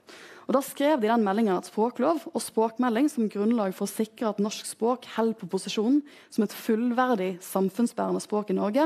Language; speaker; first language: Norwegian; native; Norwegian